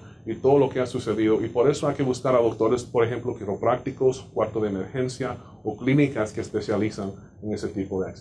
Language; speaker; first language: Spanish; native; Spanish